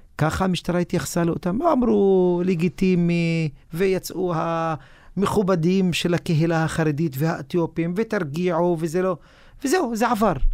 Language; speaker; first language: Hebrew; non-native, local second language; Arabic